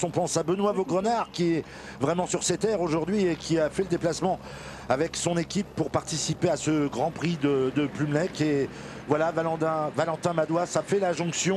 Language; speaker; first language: French; native; French